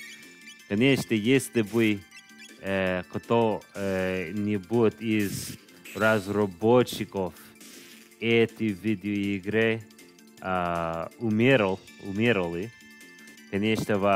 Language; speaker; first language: Russian; non-native, learner; English